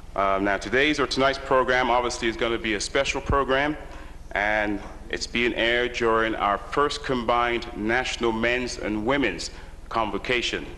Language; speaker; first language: English; native; English